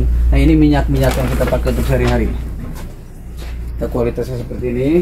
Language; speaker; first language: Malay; non-native, local second language; Sundanese